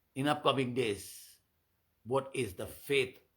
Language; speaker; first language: English; non-native, local second language; Hindi